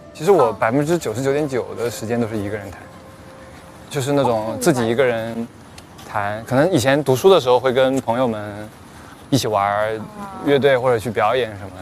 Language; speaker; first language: Chinese; native; Chinese